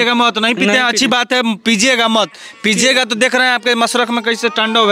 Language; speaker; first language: Hindi; native; Hindi